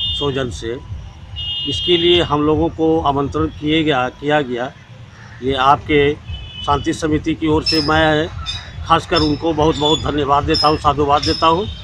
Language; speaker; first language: Hindi; native; Hindi